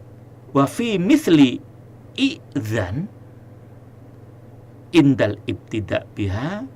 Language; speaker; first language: Arabic; non-native, fluent; Indonesian